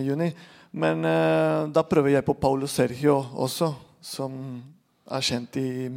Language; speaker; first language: Norwegian; non-native, fluent; Spanish